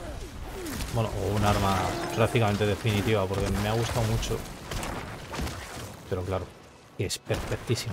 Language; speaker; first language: Spanish; native; Spanish